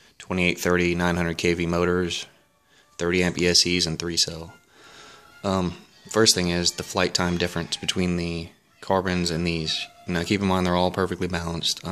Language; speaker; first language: English; native; English